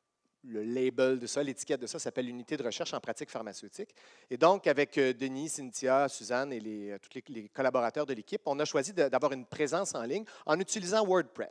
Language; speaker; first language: French; native; French